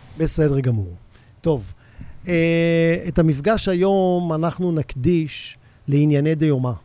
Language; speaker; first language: Hebrew; native; Hebrew